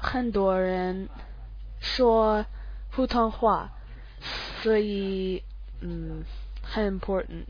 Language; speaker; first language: Chinese; non-native, learner; English